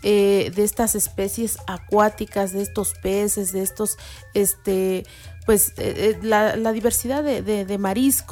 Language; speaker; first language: Spanish; native; Spanish